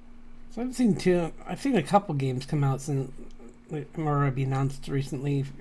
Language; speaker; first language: English; native; English